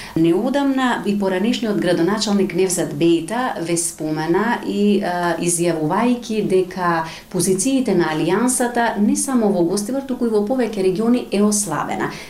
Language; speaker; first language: Macedonian; native; Macedonian